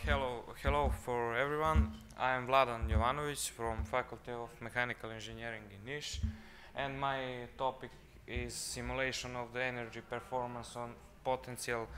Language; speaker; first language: English; non-native, fluent; Serbian